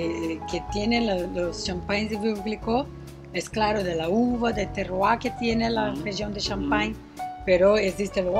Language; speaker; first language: Spanish; non-native, fluent; Portuguese